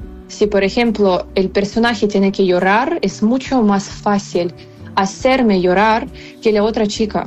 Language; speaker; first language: Spanish; non-native, fluent; Ukrainian